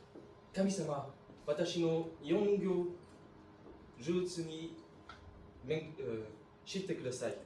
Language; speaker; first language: Japanese; non-native, learner; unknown